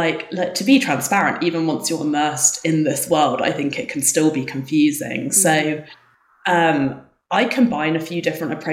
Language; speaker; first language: English; native; English